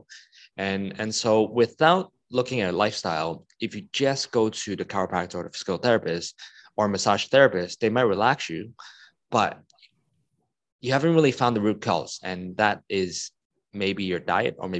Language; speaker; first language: English; non-native, local second language; Cantonese